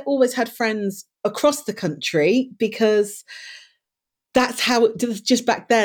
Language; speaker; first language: English; native; English